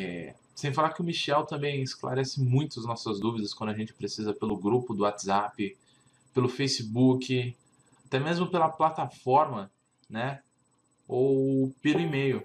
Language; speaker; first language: Portuguese; native; Portuguese